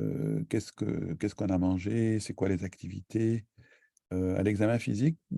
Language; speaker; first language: French; native; French